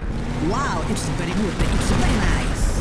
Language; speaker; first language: English; non-native, learner; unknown